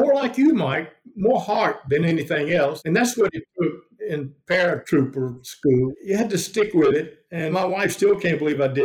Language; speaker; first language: English; native; English